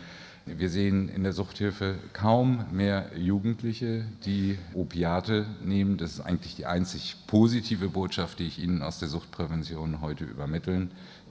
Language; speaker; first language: German; native; German